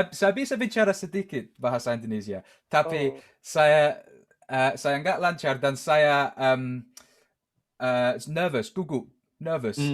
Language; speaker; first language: Indonesian; non-native, learner; English